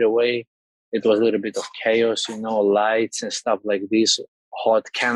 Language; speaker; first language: English; non-native, fluent; Russian